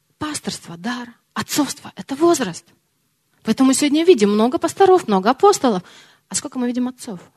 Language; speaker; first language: Russian; early bilingual, heritage; Russian